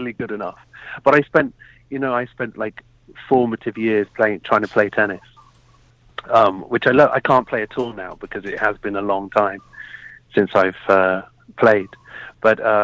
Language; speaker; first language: English; native; English